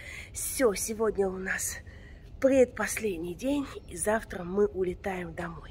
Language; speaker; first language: Russian; native; Russian